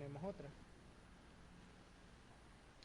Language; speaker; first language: Spanish; native; Spanish